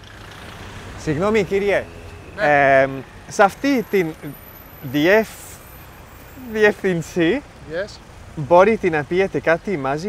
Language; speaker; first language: Greek; non-native, learner; English